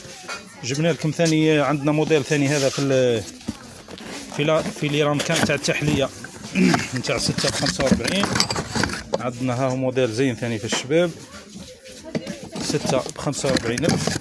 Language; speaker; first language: Arabic; native; Arabic